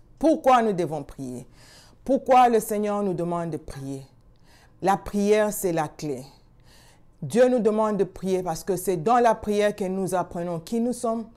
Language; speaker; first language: French; non-native, local second language; Swahili